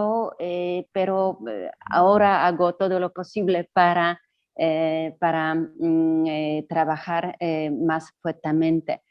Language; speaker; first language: Spanish; non-native, fluent; Polish